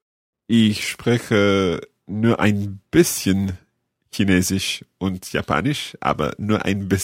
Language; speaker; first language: German; non-native, learner; English